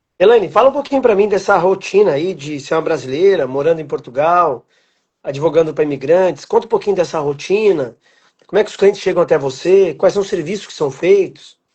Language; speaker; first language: Portuguese; native; Portuguese